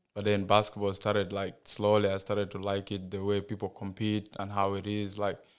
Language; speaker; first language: English; non-native, fluent; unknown